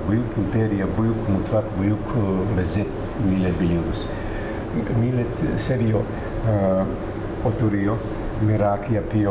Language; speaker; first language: Turkish; non-native, learner; Bosnian